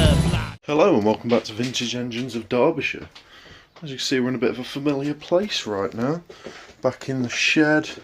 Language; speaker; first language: English; native; English